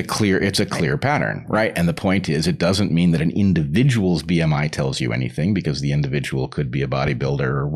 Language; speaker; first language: English; native; English